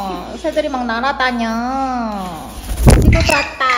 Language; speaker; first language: Korean; native; Korean